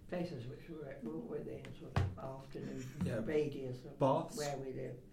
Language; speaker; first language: English; native; English